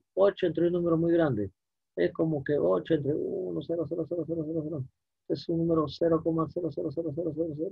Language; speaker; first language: Spanish; native; Spanish